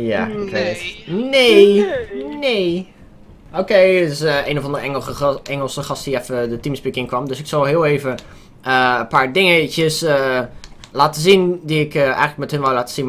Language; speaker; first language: Dutch; native; Dutch